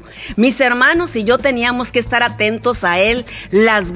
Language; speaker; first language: Spanish; native; Spanish